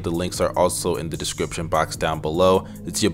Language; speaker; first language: English; native; English